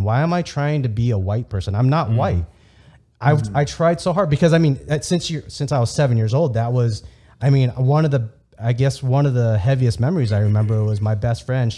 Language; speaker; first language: English; early bilingual, other home language; Vietnamese